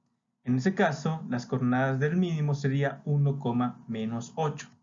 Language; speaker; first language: Spanish; native; Spanish